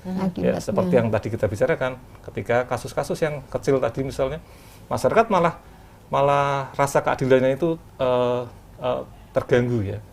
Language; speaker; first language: Indonesian; native; Indonesian